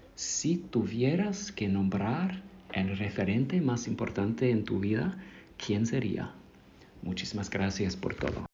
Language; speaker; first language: Spanish; native; Spanish